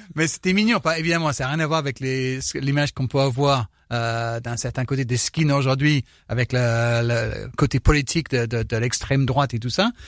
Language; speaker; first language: French; non-native, fluent; English